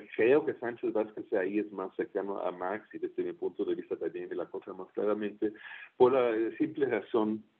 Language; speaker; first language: Spanish; non-native, fluent; German